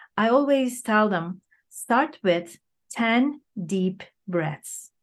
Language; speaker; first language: English; non-native, fluent; Turkish